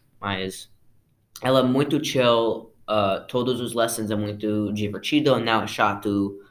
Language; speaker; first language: Portuguese; non-native, learner; English